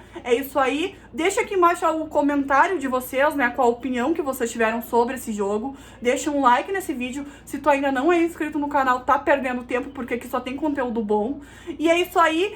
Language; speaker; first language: Portuguese; native; Portuguese